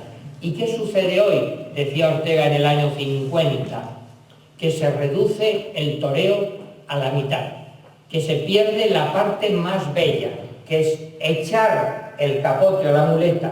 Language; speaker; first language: Spanish; native; Spanish